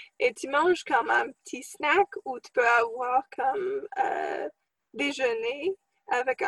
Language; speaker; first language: French; non-native, fluent; English